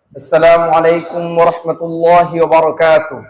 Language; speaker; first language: Arabic; non-native, fluent; Bangla